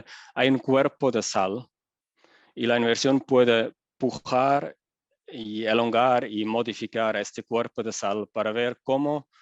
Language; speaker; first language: Spanish; non-native, fluent; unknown